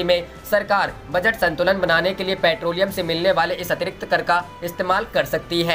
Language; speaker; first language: Hindi; native; Hindi